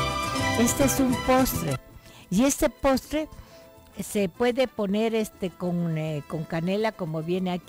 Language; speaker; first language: Spanish; native; Spanish